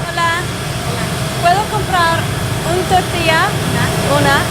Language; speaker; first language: Spanish; non-native, learner; English